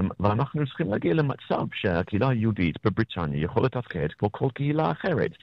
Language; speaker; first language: Hebrew; non-native, fluent; English